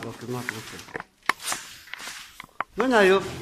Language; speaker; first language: Indonesian; non-native, learner; Filipino